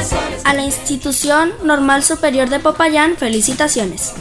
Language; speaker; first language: Spanish; native; Spanish